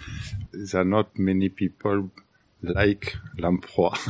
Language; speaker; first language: English; non-native, learner; French